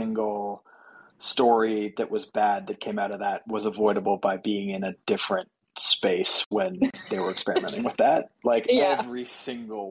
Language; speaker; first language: English; native; English